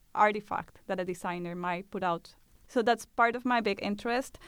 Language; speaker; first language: English; non-native, fluent; Spanish